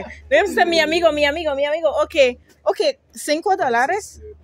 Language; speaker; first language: Spanish; non-native, fluent; English